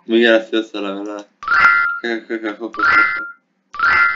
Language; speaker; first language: Spanish; native; Spanish